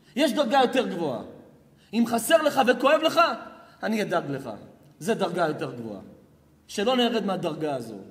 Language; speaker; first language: Hebrew; native; Hebrew